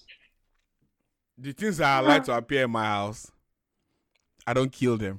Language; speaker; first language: English; non-native, local second language; Yoruba